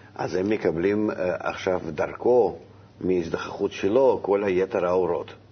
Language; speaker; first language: Hebrew; non-native, fluent; Russian